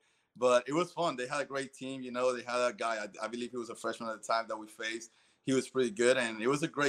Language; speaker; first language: English; early bilingual, other home language; Spanish